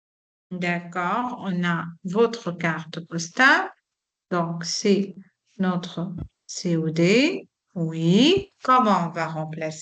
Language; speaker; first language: French; non-native, local second language; Arabic